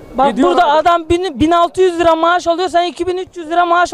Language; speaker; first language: Turkish; native; Turkish